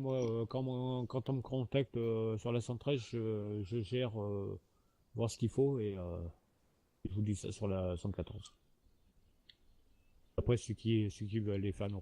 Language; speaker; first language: French; native; French